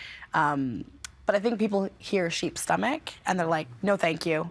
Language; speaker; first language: English; native; English